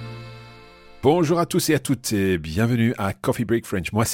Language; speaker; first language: French; non-native, fluent; English